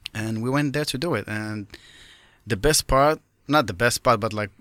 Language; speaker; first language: English; non-native, fluent; Arabic